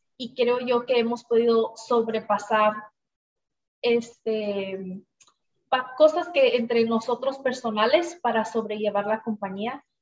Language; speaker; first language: Spanish; early bilingual, heritage; Spanish